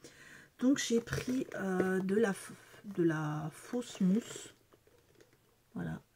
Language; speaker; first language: French; native; French